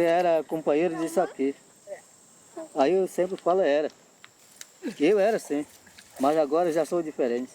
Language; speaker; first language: Portuguese; non-native, local second language; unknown